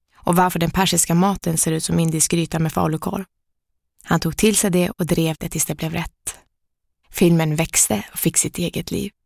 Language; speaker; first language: Swedish; early bilingual, other home language; Persian